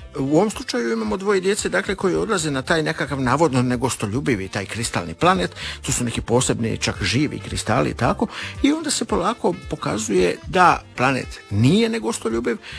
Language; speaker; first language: Croatian; native; Croatian